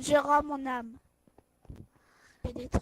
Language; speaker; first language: French; native; French